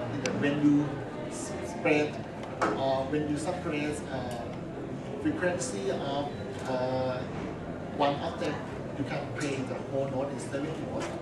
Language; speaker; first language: English; non-native, learner; Thai